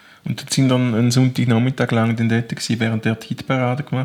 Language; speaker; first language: German; native; German